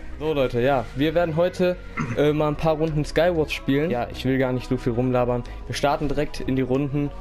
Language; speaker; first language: German; native; German